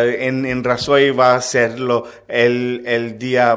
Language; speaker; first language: Spanish; non-native, learner; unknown